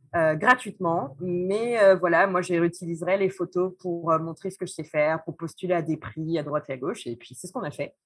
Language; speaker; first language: French; native; French